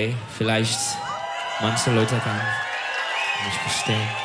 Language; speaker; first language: German; non-native, learner; Turkish